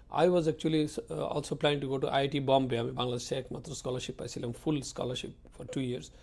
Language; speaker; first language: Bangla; early bilingual, other home language; Urdu